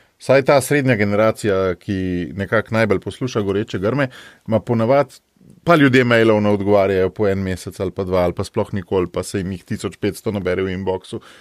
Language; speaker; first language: Slovenian; native; Slovenian